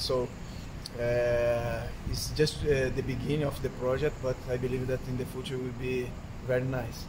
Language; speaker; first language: English; non-native, fluent; Portuguese